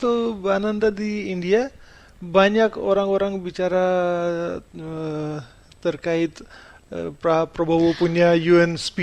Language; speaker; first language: Indonesian; non-native, fluent; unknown